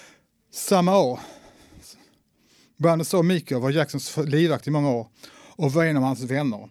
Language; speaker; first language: Swedish; native; Swedish